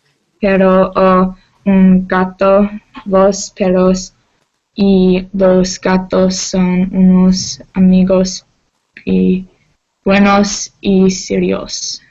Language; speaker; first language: Spanish; non-native, learner; English